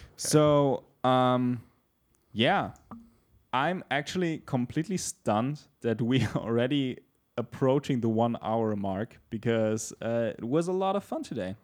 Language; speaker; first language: English; non-native, fluent; German